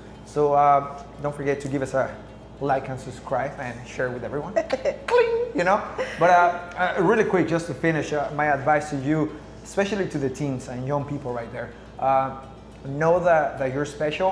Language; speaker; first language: English; non-native, fluent; Spanish